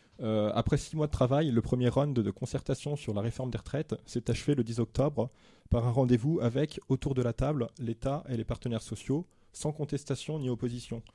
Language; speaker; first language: French; native; French